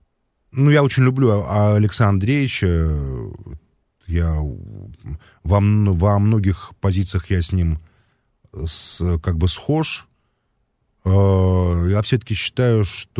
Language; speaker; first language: Russian; native; Russian